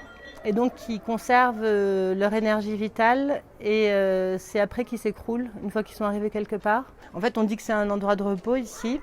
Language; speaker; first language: French; native; French